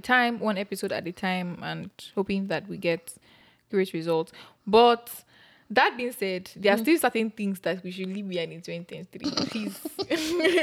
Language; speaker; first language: English; non-native, local second language; Yoruba